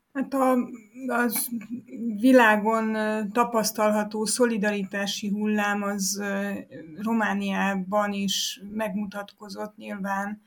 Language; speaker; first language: Hungarian; native; Hungarian